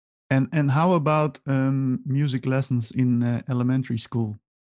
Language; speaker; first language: English; non-native, fluent; Dutch